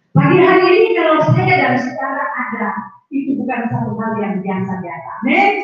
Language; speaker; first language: Indonesian; native; Indonesian